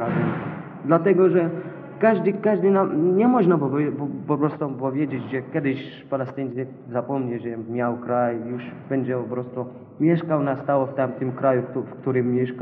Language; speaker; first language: Polish; non-native, learner; Arabic